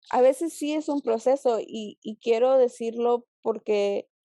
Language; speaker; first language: Spanish; early bilingual, heritage; Spanish